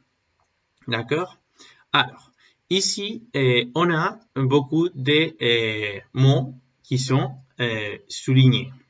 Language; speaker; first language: French; non-native, learner; Spanish